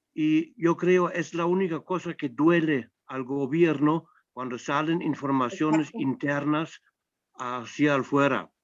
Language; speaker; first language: Spanish; non-native, fluent; German